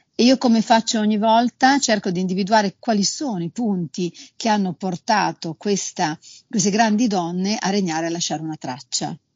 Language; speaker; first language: Italian; native; Italian